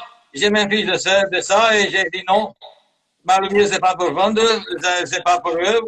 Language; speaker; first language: French; non-native, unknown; Romanian